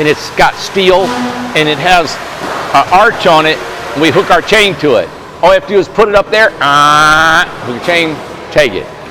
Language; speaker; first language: English; native; English